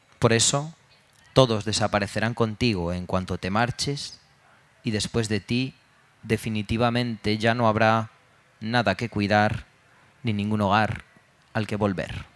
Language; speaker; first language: Spanish; early bilingual, other home language; Romanian